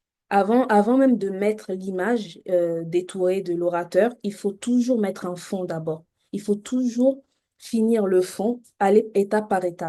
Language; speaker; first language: French; native; French